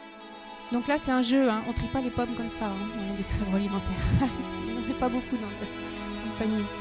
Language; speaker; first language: French; native; French